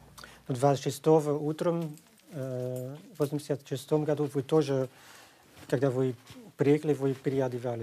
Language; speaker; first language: Russian; non-native, learner; Dutch